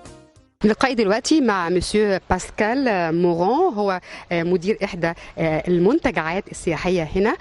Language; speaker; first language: Arabic; native; Arabic